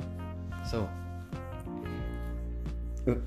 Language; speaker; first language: English; non-native, fluent; Indonesian